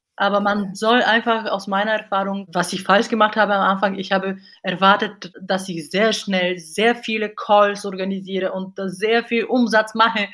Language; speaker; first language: German; non-native, fluent; Bulgarian